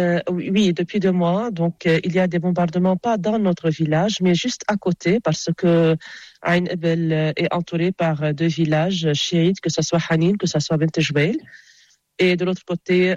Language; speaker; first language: French; non-native, local second language; Arabic